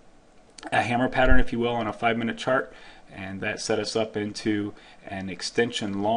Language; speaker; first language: English; native; English